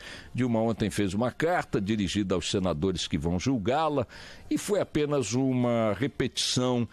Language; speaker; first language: Portuguese; native; Portuguese